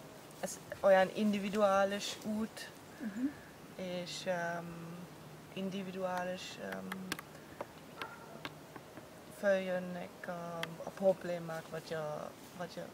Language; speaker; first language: Hungarian; non-native, learner; German